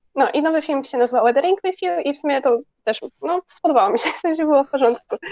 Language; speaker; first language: Polish; early bilingual, other home language; Japanese